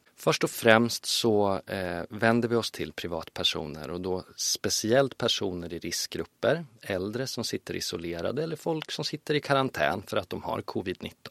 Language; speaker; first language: Swedish; native; Swedish